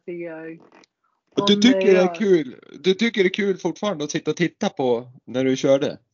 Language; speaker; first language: Swedish; native; Swedish